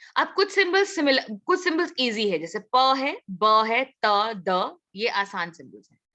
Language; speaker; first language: Hindi; non-native, local second language; Assamese